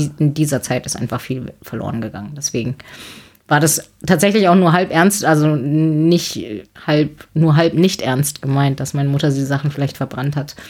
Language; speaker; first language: German; native; German